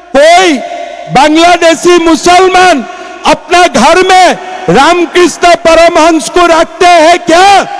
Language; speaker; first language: Hindi; non-native, local second language; Assamese